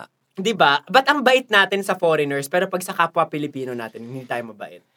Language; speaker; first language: Filipino; early bilingual, heritage; Filipino